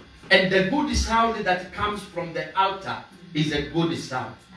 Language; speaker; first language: English; non-native, local second language; Kikuyu